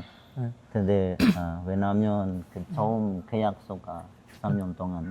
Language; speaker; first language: Korean; non-native, learner; Indonesian